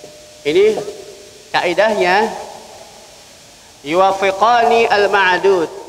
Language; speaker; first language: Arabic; non-native, fluent; Indonesian